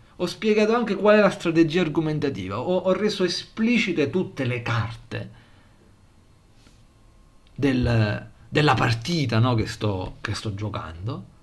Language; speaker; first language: Italian; native; Italian